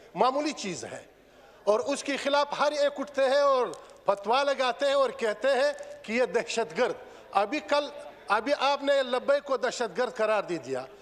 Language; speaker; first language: Urdu; non-native, local second language; Pashto